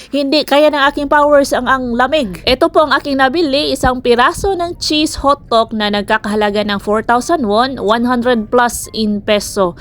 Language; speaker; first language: Filipino; non-native, local second language; Cebuano